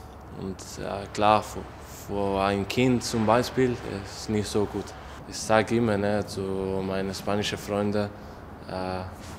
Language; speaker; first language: German; non-native, learner; Spanish